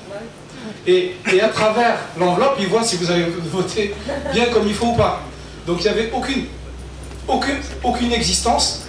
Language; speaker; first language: French; early bilingual, other home language; Arabic